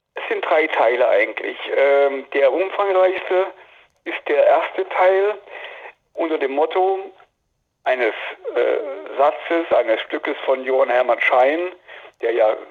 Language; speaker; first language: German; native; German